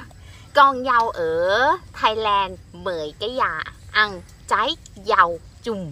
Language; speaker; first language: Vietnamese; non-native, learner; Thai